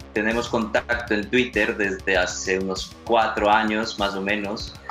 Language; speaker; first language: Spanish; native; Spanish